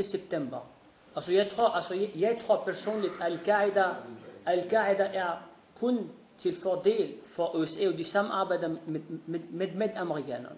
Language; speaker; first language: Danish; non-native, fluent; Arabic